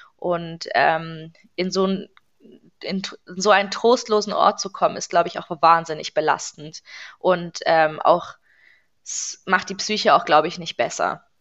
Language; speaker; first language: German; early bilingual, other home language; Persian